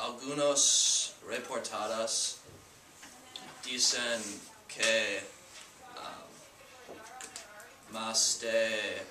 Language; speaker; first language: Spanish; non-native, learner; English